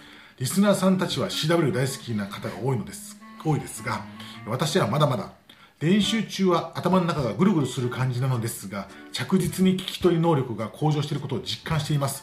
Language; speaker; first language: Japanese; native; Japanese